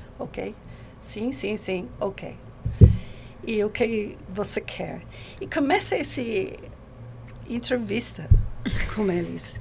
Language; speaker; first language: Portuguese; non-native, learner; English